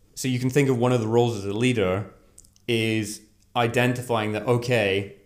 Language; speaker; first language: English; native; English